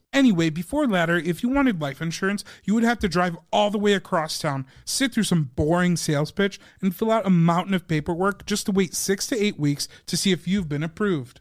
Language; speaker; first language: English; native; English